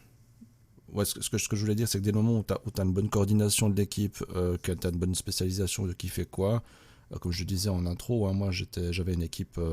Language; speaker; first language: French; native; French